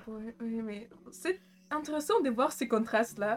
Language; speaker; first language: French; non-native, fluent; German